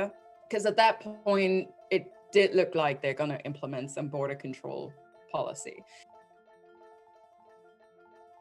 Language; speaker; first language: English; non-native, local second language; Cantonese